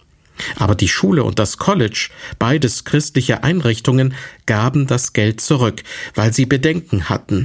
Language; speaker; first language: German; native; German